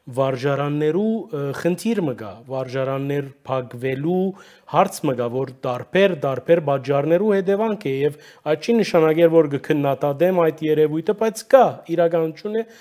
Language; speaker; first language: Armenian; early bilingual, heritage; Armenian